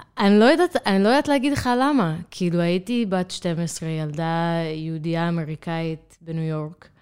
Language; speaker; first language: Hebrew; non-native, fluent; English